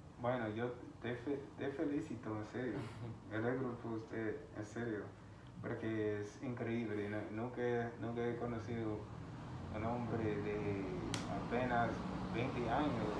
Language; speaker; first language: Spanish; non-native, fluent; English